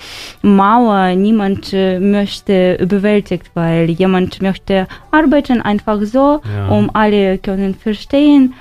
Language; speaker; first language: German; non-native, learner; Ukrainian